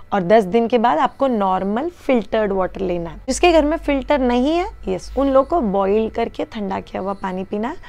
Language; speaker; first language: Hindi; native; Hindi